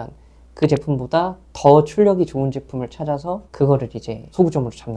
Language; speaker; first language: Korean; native; Korean